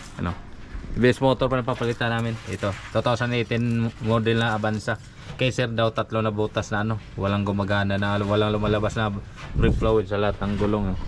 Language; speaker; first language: Filipino; non-native, local second language; Masbatenyo